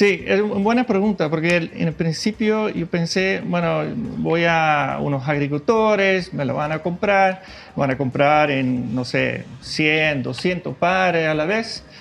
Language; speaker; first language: Spanish; non-native, fluent; Dutch